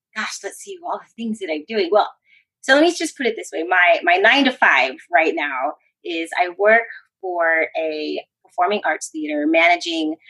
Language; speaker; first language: English; early bilingual, other home language; Spanish